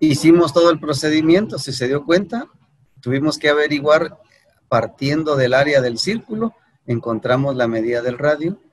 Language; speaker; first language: Spanish; native; Spanish